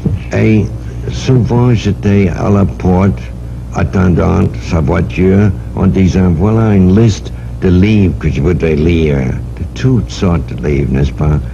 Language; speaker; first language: French; non-native, learner; English